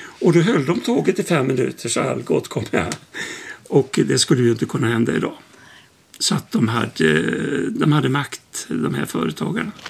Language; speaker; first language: Swedish; native; Swedish